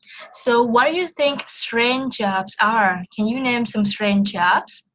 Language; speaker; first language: English; non-native, fluent; Vietnamese